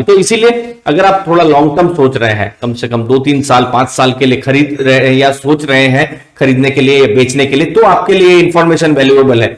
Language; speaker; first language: Hindi; native; Hindi